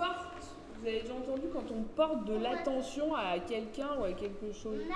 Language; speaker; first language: French; native; French